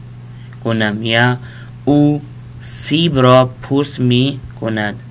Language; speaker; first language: Persian; non-native, fluent; Urdu